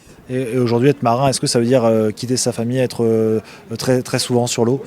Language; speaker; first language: French; native; French